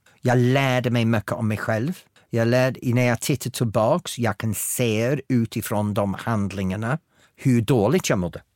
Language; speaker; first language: Swedish; non-native, fluent; English